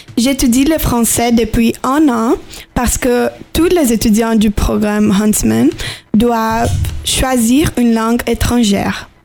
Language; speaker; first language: French; non-native, learner; Portuguese